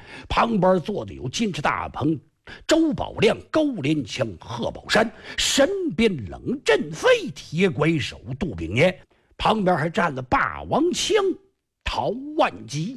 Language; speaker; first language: Chinese; native; Chinese